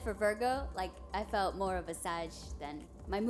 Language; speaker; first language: English; early bilingual, other home language; Spanish